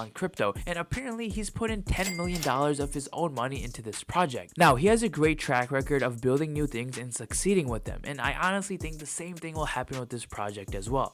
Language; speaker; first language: English; native; English